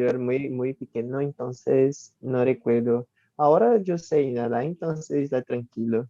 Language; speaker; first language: Spanish; non-native, learner; Portuguese